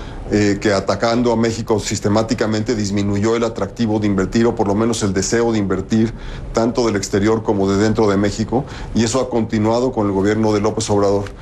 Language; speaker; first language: Spanish; native; Spanish